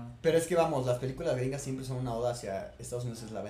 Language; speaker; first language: Spanish; native; Spanish